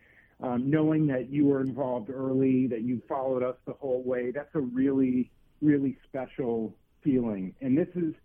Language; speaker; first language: English; native; English